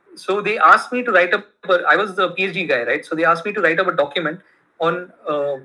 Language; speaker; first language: English; non-native, local second language; Kannada